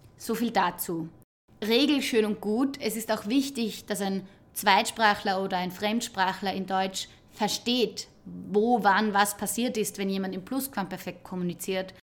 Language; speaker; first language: German; native; German